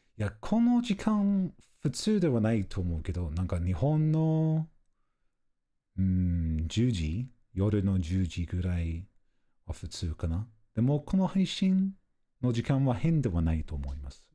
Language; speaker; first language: Japanese; non-native, fluent; English